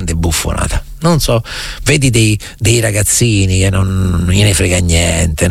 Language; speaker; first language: Italian; native; Italian